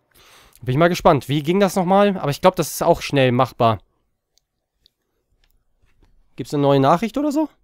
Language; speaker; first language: German; native; German